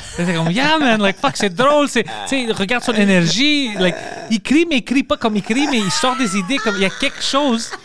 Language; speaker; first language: French; non-native, local second language; English